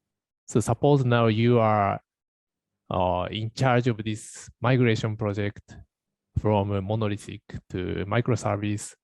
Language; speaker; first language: English; non-native, learner; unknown